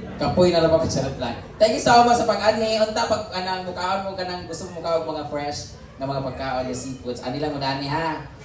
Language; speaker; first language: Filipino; non-native, local second language; Cebuano